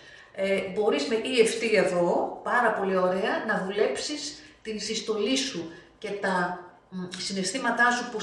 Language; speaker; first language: Greek; native; Greek